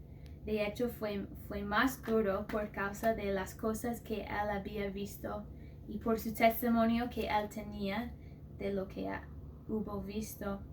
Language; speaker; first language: Spanish; non-native, fluent; English